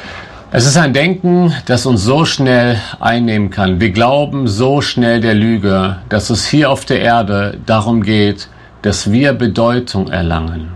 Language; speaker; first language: German; native; German